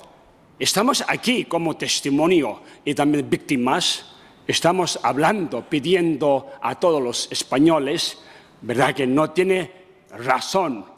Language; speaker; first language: Spanish; non-native, learner; Tibetan